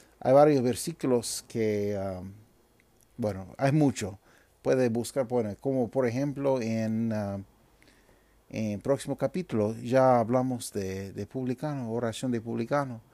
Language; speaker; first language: Spanish; non-native, fluent; English